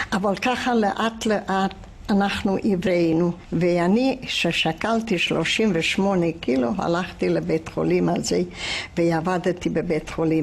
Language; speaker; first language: Hebrew; non-native, fluent; Hungarian